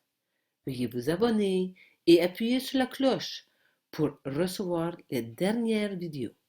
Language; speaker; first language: French; non-native, fluent; Spanish